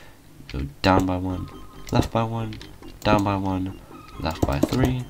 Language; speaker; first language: English; native; English